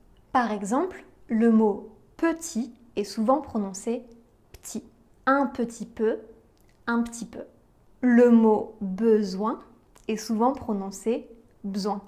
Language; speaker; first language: French; native; French